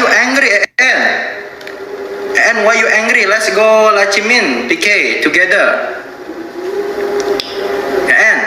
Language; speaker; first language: English; non-native, learner; Indonesian